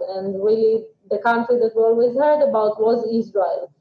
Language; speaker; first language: English; non-native, fluent; Russian